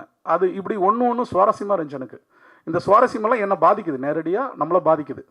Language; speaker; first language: Tamil; native; Tamil